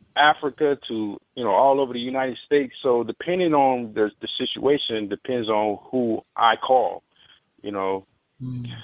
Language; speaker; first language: English; native; English